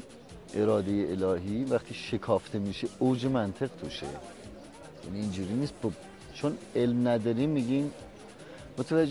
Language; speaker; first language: Persian; native; Persian